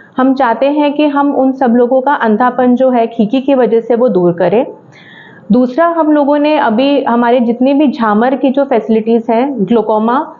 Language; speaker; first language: Hindi; native; Hindi